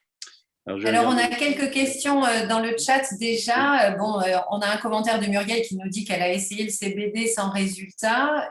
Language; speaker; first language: French; native; French